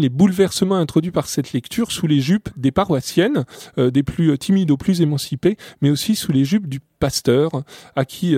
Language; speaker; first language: French; native; French